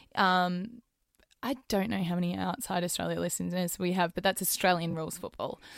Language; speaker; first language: English; native; English